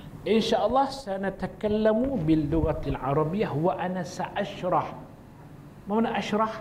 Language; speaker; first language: Arabic; non-native, fluent; Malay